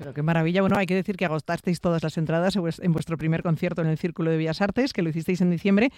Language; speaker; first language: Spanish; native; Spanish